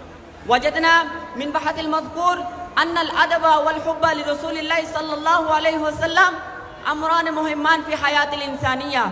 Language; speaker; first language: Arabic; non-native, learner; Bangla